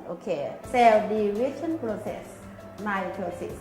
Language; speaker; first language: English; non-native, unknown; Thai